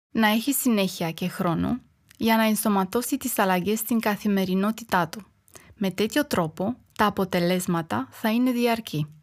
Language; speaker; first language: Greek; non-native, fluent; Romanian